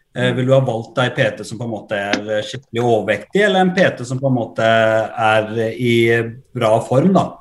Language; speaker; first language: Norwegian; early bilingual, other home language; Arabic